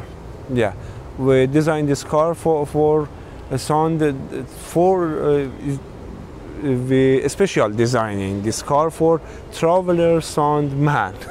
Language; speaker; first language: English; non-native, learner; Persian